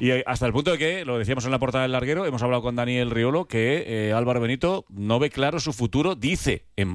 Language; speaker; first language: Spanish; native; Spanish